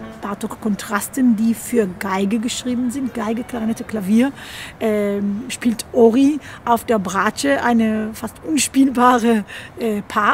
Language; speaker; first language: German; non-native, fluent; Hebrew